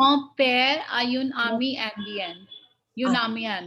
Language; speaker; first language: French; non-native, learner; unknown